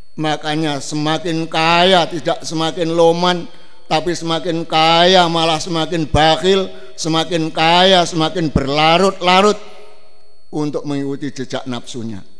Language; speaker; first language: Indonesian; non-native, local second language; Javanese